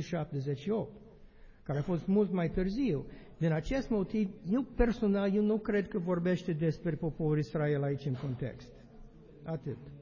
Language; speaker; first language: Romanian; non-native, learner; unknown